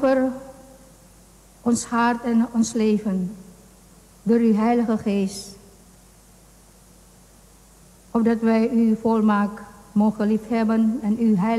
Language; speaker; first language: Dutch; non-native, fluent; Indonesian